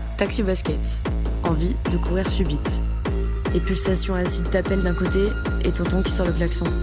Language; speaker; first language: French; native; French